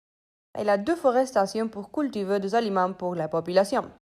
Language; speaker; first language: French; non-native, learner; Spanish